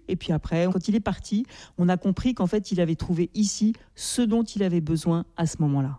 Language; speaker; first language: French; native; French